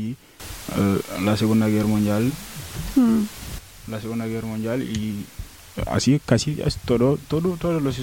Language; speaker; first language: Spanish; non-native, learner; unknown